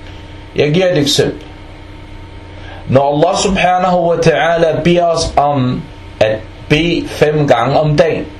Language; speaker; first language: Danish; early bilingual, other home language; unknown